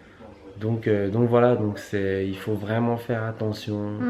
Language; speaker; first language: French; native; French